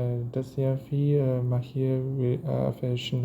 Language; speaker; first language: French; non-native, learner; Chinese